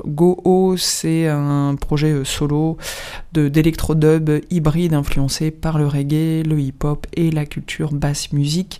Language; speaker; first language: French; native; French